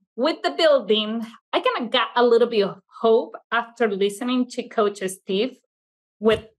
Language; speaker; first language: English; non-native, fluent; Italian